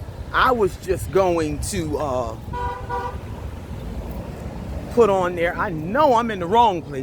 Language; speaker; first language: English; native; English